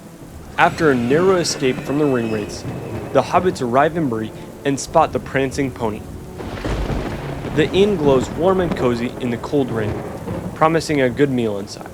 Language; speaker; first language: English; native; English